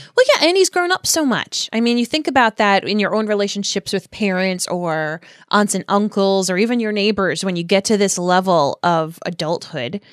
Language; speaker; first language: English; native; English